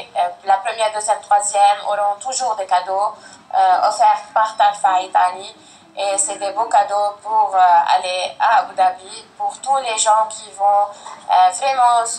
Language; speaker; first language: French; non-native, fluent; Arabic